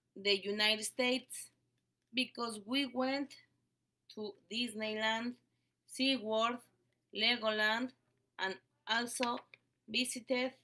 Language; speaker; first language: English; non-native, learner; Spanish